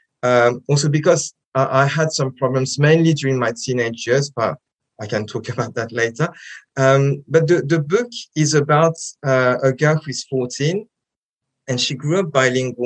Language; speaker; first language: English; non-native, fluent; French